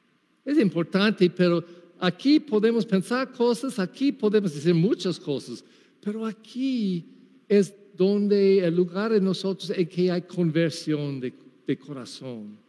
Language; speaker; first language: Spanish; non-native, learner; English